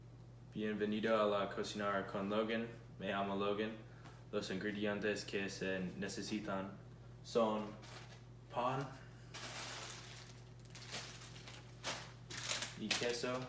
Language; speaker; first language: Spanish; non-native, learner; English